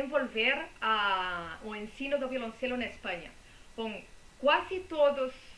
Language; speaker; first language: Portuguese; non-native, fluent; Spanish